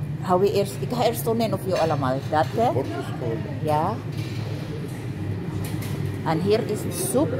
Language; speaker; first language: Dutch; non-native, learner; Filipino